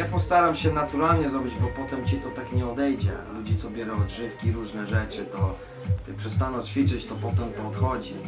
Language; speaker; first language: Polish; early bilingual, heritage; Polish